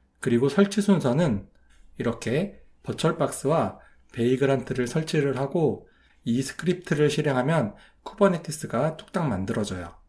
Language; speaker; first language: Korean; native; Korean